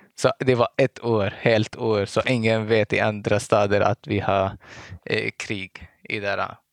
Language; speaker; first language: Swedish; non-native, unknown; Arabic